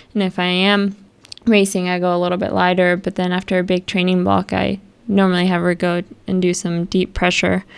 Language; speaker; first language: English; early bilingual, other home language; Spanish